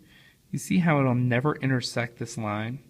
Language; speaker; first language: English; native; English